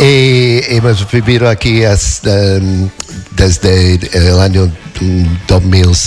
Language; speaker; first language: Spanish; non-native, learner; English